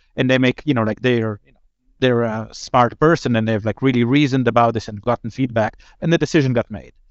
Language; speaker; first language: English; non-native, fluent; Slovenian